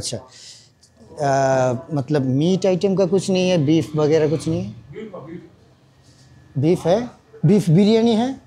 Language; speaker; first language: Hindi; non-native, learner; Bangla